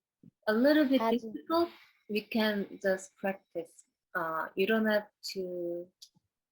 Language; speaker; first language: English; non-native, fluent; Korean